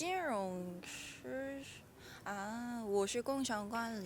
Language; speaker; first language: Chinese; non-native, learner; Korean